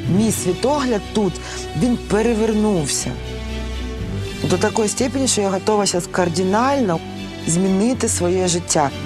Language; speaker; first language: Ukrainian; native; Ukrainian